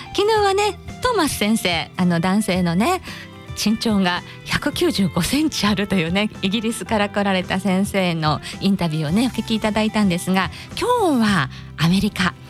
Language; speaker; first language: Japanese; native; Japanese